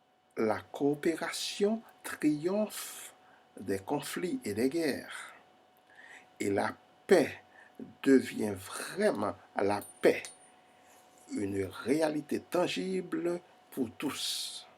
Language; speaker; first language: French; non-native, fluent; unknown